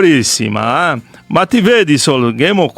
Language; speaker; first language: Italian; early bilingual, heritage; Portuguese